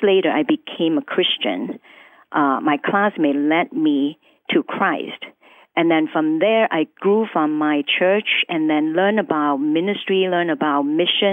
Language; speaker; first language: English; non-native, local second language; Cantonese